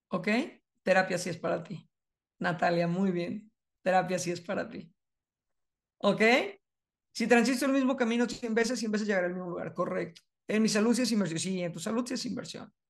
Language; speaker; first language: Spanish; native; Spanish